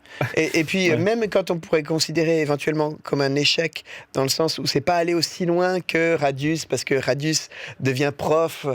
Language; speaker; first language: French; native; French